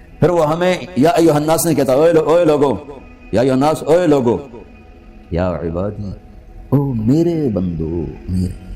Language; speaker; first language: Urdu; non-native, local second language; Punjabi